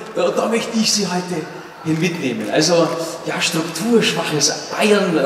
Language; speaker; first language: German; native; German